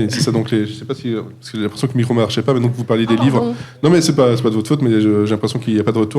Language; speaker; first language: French; native; French